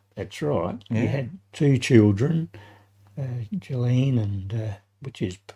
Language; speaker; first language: English; native; English